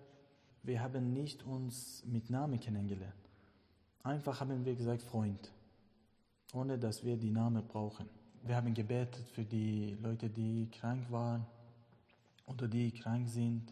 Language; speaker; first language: German; non-native, learner; Persian